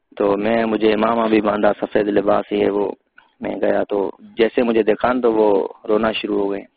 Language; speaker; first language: Urdu; non-native, local second language; Sindhi